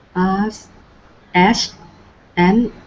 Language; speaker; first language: English; non-native, learner; Thai